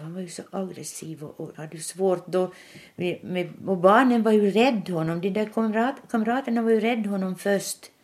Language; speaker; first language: Swedish; native; Swedish